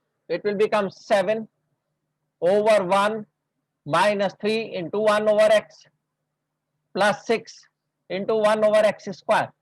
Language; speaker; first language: English; non-native, local second language; Hindi